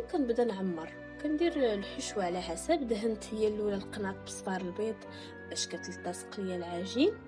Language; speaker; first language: Arabic; native; Arabic